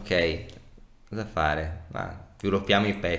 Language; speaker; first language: Italian; native; Italian